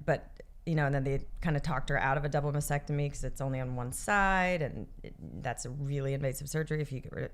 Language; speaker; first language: English; native; English